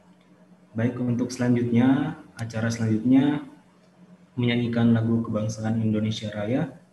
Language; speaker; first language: Indonesian; native; Indonesian